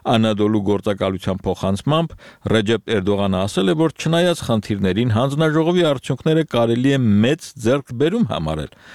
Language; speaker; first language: Armenian; native; Armenian